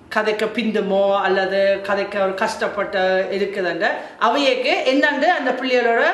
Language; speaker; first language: Tamil; non-native, fluent; German